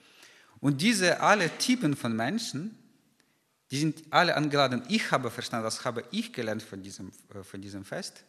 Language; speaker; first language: German; non-native, fluent; Ukrainian